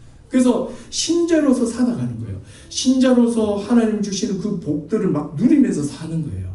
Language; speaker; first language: Korean; native; Korean